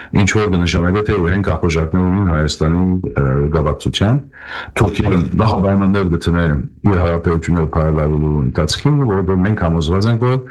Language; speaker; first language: Armenian; early bilingual, heritage; Armenian